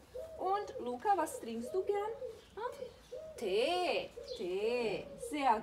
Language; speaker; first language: German; non-native, fluent; Croatian